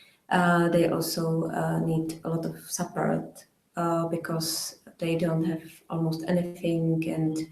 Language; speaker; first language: English; non-native, fluent; Czech